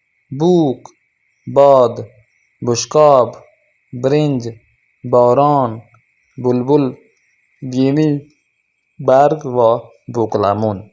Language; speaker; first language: Persian; non-native, fluent; Urdu